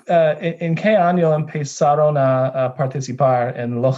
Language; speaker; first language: Spanish; non-native, fluent; English